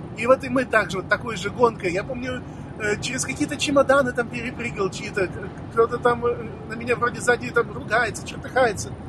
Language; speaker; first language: Russian; native; Russian